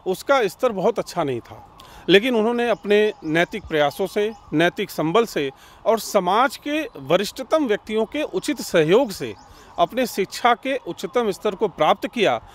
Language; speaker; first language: Hindi; native; Hindi